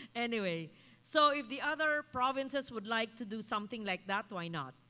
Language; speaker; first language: English; non-native, local second language; Filipino